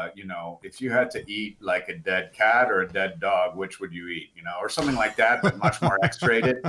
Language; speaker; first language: English; native; English